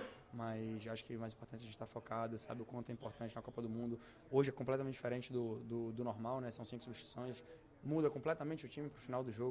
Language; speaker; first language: Portuguese; native; Portuguese